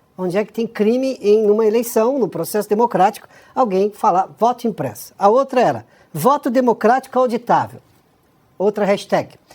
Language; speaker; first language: Portuguese; native; Portuguese